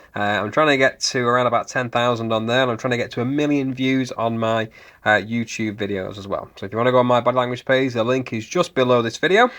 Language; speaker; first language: English; native; English